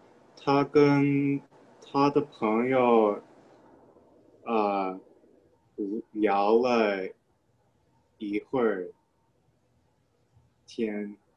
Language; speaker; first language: Chinese; non-native, learner; English